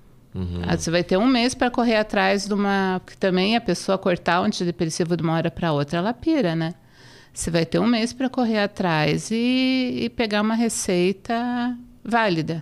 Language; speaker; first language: Portuguese; native; Portuguese